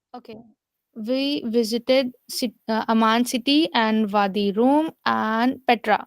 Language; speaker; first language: English; non-native, learner; Urdu